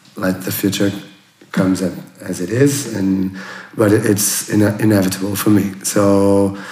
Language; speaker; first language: English; non-native, fluent; Portuguese